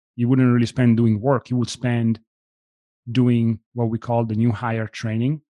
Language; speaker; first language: English; non-native, fluent; Italian